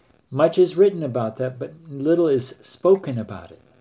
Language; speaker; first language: English; native; English